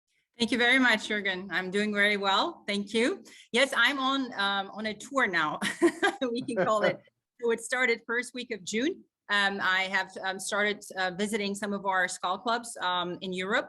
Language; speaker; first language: English; non-native, fluent; Turkish